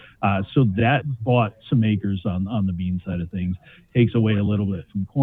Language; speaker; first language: English; native; English